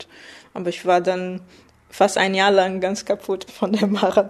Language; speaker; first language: German; non-native, fluent; Portuguese